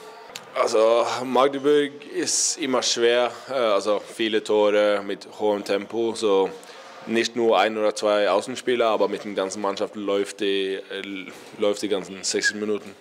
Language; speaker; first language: German; non-native, learner; Norwegian